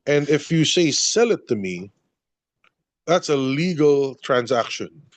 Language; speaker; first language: English; non-native, local second language; Filipino